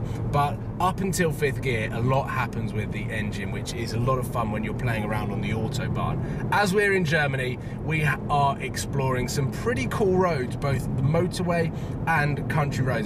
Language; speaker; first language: English; native; English